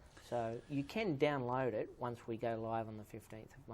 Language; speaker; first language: English; native; English